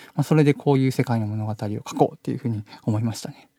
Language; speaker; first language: Japanese; native; Japanese